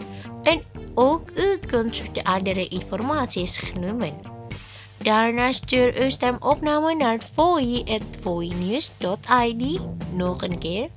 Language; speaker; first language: Dutch; non-native, learner; Indonesian